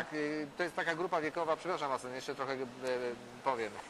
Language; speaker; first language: Polish; native; Polish